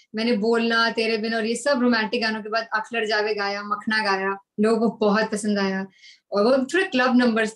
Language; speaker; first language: Hindi; non-native, local second language; Punjabi